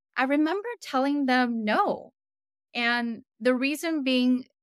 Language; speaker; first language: English; early bilingual, other home language; Korean